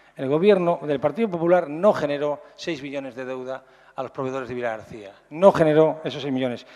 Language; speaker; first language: Spanish; native; Spanish